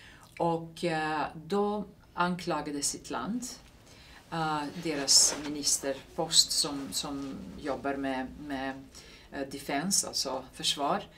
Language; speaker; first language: Swedish; non-native, fluent; Serbian